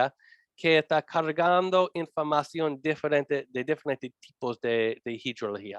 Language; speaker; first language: Spanish; non-native, learner; English